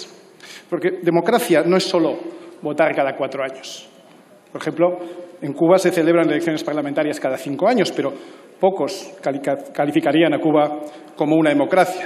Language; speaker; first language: Spanish; native; Spanish